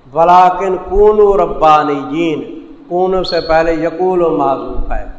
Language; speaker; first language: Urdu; non-native, local second language; Saraiki